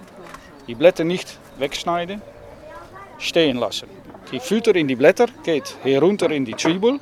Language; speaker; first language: German; non-native, learner; Dutch